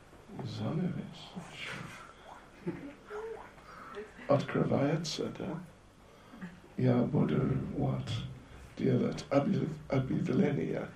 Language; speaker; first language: Russian; non-native, learner; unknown